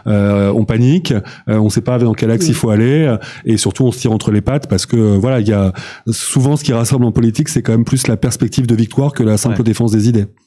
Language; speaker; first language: French; native; French